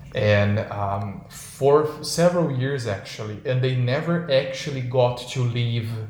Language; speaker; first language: English; non-native, fluent; Portuguese